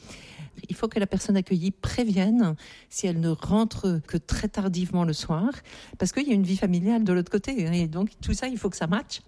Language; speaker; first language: French; native; French